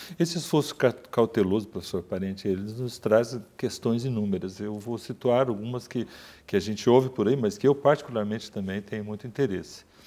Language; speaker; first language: Portuguese; native; Portuguese